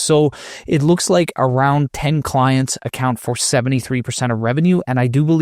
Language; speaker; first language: English; native; English